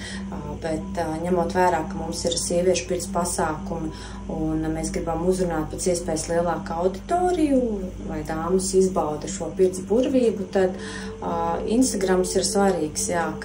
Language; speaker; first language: Latvian; native; Latvian